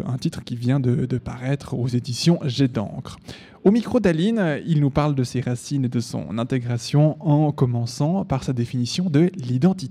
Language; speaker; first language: French; native; French